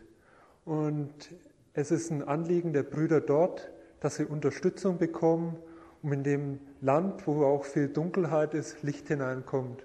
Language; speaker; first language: German; native; German